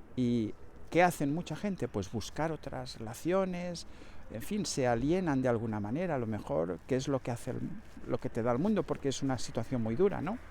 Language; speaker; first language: Spanish; native; Spanish